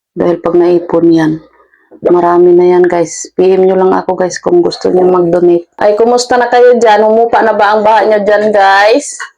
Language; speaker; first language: Filipino; non-native, local second language; Cebuano